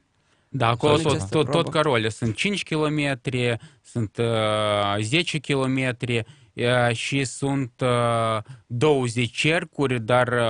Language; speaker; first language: Romanian; non-native, local second language; Russian